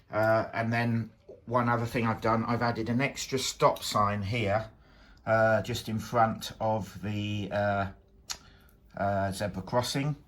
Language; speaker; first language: English; native; English